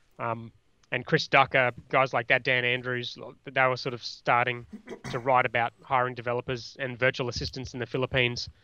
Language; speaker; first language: English; native; English